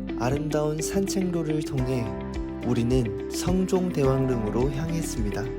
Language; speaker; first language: Korean; native; Korean